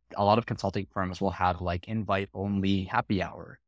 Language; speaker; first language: English; native; English